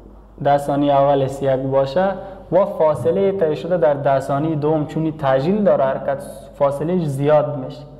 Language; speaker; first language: Persian; native; Persian